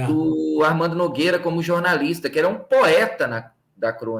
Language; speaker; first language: Portuguese; native; Portuguese